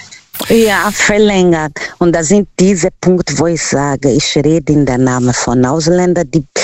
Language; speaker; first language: German; non-native, local second language; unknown